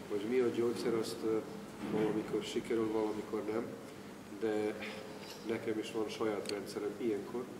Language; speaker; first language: Hungarian; non-native, fluent; Serbian